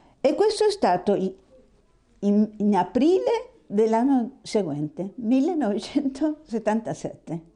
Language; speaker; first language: Italian; early bilingual, heritage; Italian